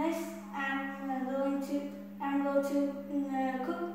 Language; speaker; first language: English; non-native, learner; Vietnamese